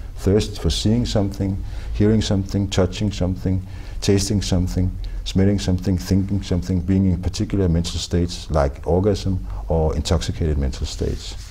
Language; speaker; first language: English; non-native, fluent; Danish